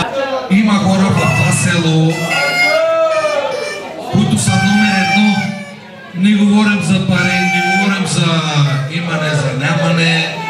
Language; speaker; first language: Bulgarian; non-native, local second language; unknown